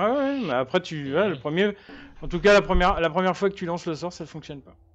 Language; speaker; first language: French; native; French